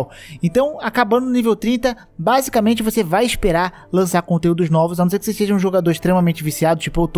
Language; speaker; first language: Portuguese; native; Portuguese